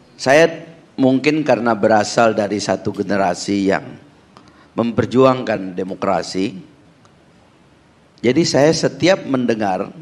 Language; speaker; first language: Indonesian; native; Indonesian